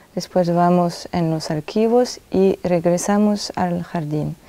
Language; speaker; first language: Spanish; non-native, fluent; French